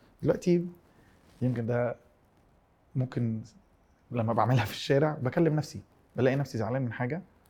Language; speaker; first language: Arabic; early bilingual, heritage; Arabic